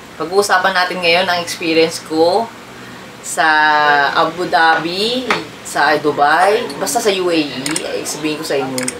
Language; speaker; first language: Filipino; native; Filipino